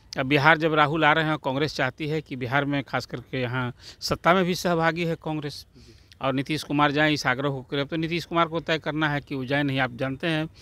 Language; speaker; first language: Hindi; native; Hindi